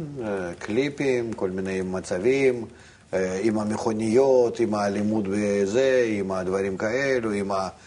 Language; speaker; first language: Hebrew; non-native, fluent; Russian